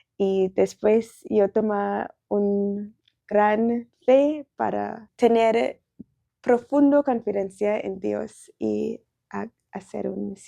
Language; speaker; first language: Spanish; non-native, learner; English